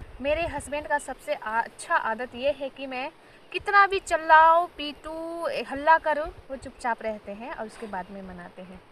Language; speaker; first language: Hindi; non-native, local second language; Sadri